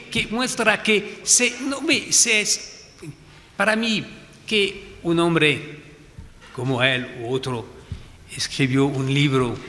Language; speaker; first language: Spanish; non-native, fluent; French